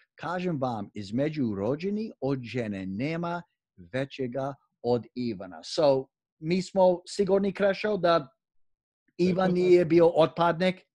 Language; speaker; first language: Croatian; early bilingual, heritage; Croatian